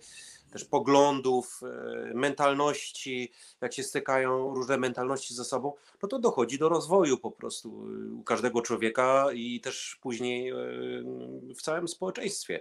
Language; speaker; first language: Polish; early bilingual, heritage; Polish